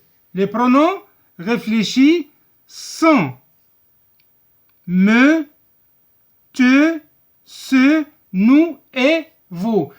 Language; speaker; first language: French; non-native, local second language; Arabic